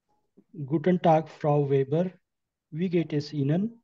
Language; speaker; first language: German; non-native, learner; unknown